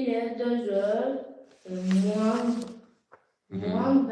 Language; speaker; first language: French; non-native, learner; Turkish